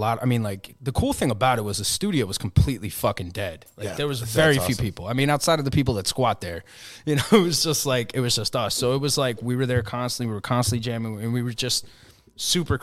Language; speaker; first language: English; early bilingual, other home language; Spanish